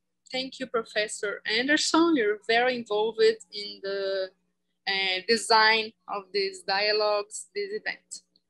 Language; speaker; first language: English; non-native, fluent; Portuguese